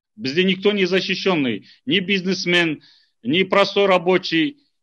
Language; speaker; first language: Russian; non-native, local second language; Kazakh